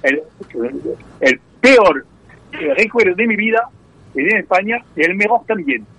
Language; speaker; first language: Spanish; non-native, learner; French